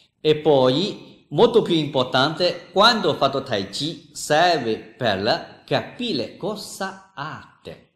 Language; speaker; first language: Italian; non-native, learner; Chinese